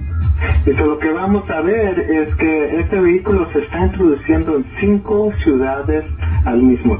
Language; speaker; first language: Spanish; early bilingual, heritage; Spanish